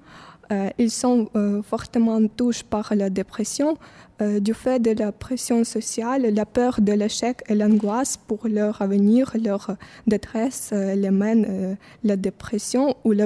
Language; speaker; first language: French; non-native, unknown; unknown